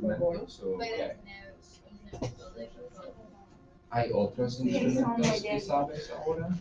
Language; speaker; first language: Spanish; non-native, fluent; English